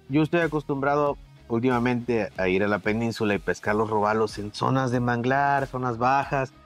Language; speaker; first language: Spanish; native; Spanish